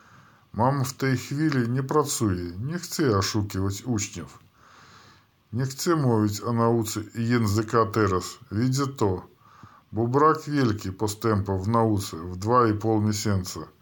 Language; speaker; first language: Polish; non-native, learner; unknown